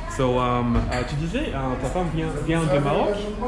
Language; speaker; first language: French; non-native, fluent; English